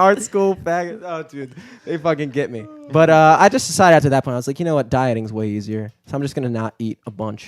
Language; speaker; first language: English; native; English